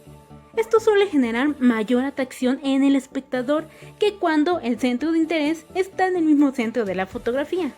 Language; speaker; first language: Spanish; native; Spanish